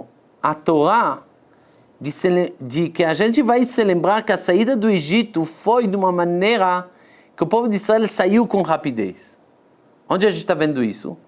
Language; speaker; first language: Portuguese; non-native, fluent; Hebrew